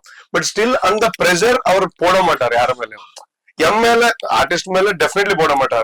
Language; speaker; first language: Tamil; non-native, learner; Tulu